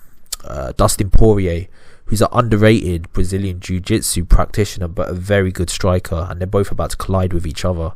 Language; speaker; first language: English; native; English